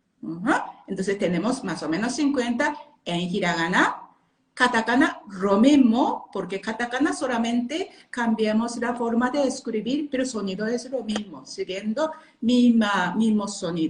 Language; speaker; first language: Spanish; non-native, learner; Japanese